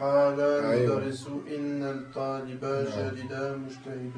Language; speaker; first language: Arabic; non-native, learner; French